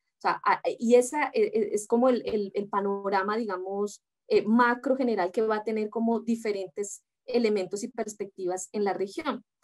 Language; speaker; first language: Spanish; native; Spanish